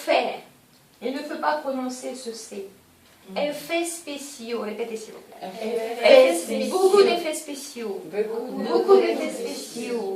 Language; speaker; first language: French; non-native, fluent; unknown